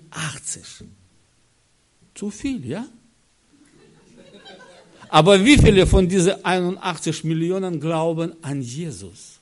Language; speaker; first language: German; non-native, learner; Russian